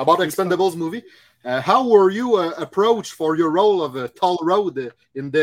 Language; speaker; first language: English; non-native, local second language; French